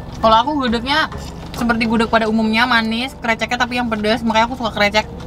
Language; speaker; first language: Indonesian; native; Indonesian